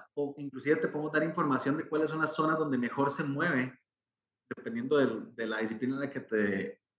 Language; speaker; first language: Spanish; native; Spanish